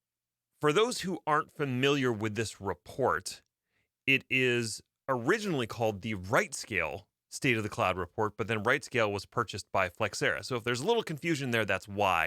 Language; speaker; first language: English; native; English